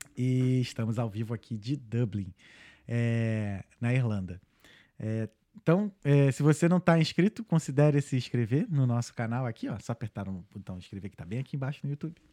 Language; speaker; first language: Portuguese; native; Portuguese